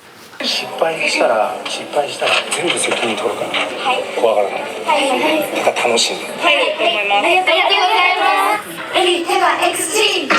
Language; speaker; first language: Japanese; non-native, fluent; Korean